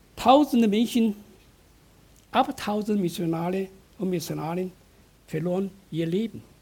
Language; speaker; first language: German; non-native, fluent; Chinese